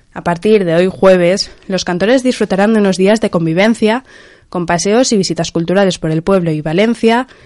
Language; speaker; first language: Spanish; non-native, local second language; Catalan